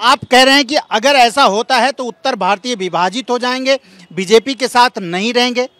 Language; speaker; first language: Hindi; native; Hindi